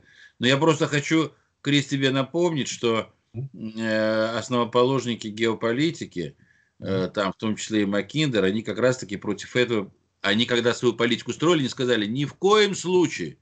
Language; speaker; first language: Russian; native; Russian